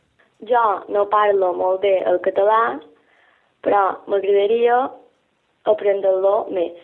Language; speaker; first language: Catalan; non-native, learner; Spanish